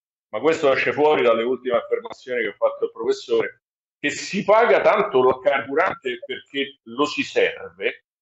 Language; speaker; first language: Italian; native; Italian